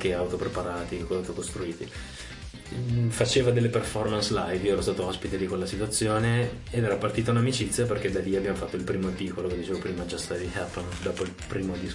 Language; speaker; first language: Italian; native; Italian